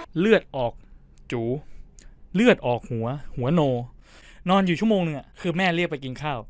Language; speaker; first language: Thai; native; Thai